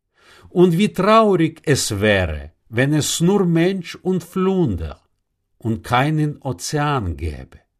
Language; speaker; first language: German; non-native, fluent; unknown